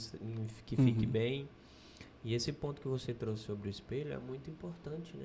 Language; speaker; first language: Portuguese; native; Portuguese